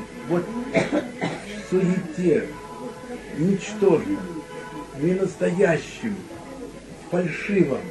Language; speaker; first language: Russian; native; Russian